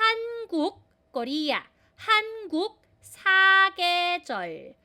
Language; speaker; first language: Korean; non-native, fluent; Filipino